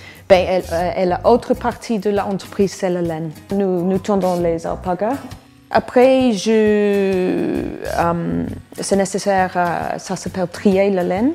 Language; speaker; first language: French; non-native, fluent; English